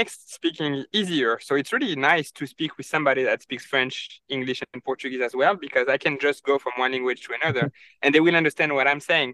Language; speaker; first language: English; non-native, fluent; French